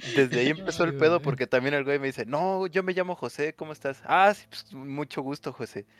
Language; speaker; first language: Spanish; native; Spanish